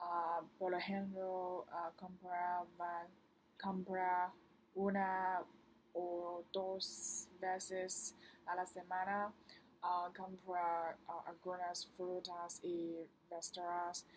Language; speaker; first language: Spanish; non-native, learner; Chinese